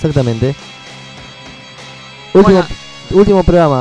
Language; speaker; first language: Spanish; native; Spanish